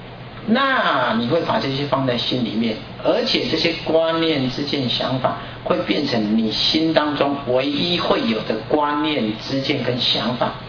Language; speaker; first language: Chinese; native; Chinese